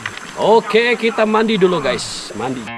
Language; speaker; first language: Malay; non-native, local second language; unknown